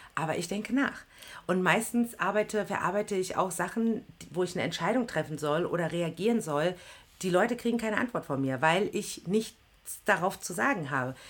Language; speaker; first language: German; native; German